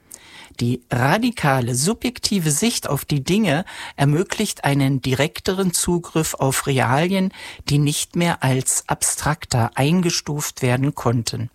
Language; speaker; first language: German; native; German